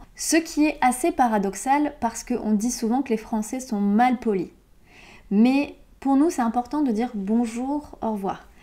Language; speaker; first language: French; native; French